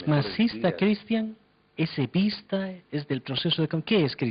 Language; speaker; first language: Spanish; native; Spanish